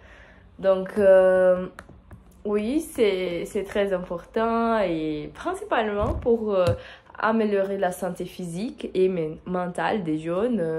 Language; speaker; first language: French; non-native, fluent; Portuguese